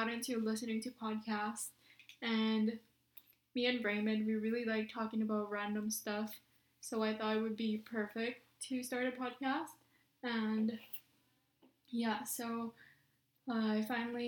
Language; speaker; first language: English; non-native, local second language; Filipino